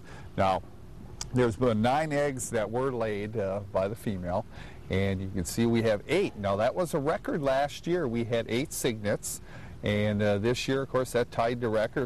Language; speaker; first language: English; native; English